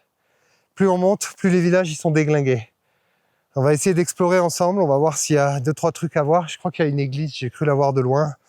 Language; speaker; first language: French; native; French